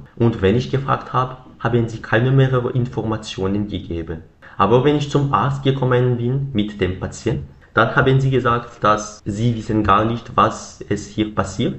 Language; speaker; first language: German; non-native, learner; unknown